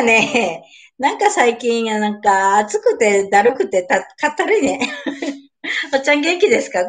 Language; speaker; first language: Japanese; native; Japanese